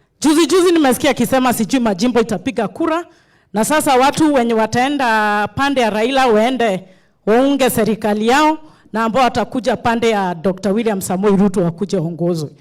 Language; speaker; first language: Swahili; non-native, local second language; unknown